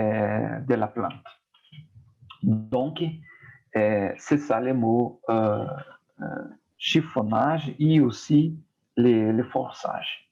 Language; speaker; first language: French; non-native, fluent; Portuguese